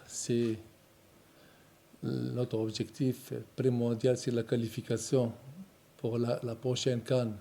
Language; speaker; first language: French; non-native, local second language; Arabic